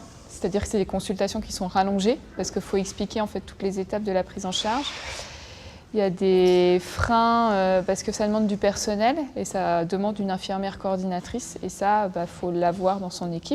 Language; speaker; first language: French; native; French